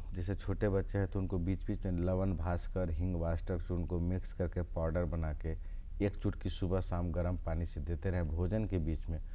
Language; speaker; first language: Hindi; native; Hindi